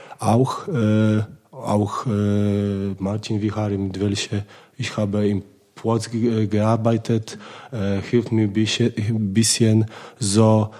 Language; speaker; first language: German; non-native, learner; Polish